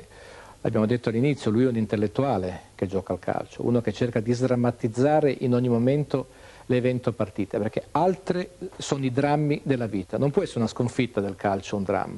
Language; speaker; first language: Italian; native; Italian